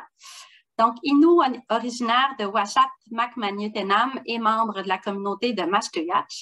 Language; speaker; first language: French; native; French